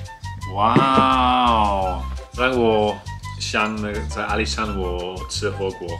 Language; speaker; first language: Chinese; non-native, learner; German